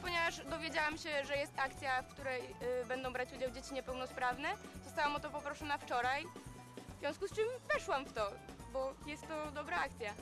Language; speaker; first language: Polish; native; Polish